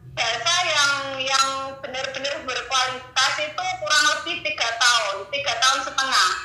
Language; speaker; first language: Indonesian; non-native, local second language; Javanese